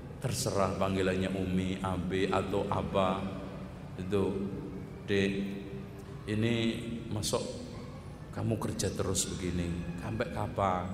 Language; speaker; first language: Indonesian; native; Indonesian